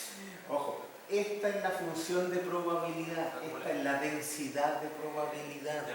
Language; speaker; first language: Spanish; native; Spanish